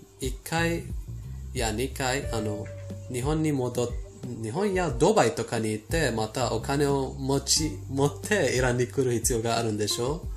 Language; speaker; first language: Japanese; non-native, fluent; Persian